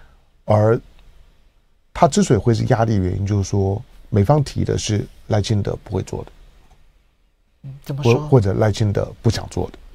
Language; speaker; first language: Chinese; native; Chinese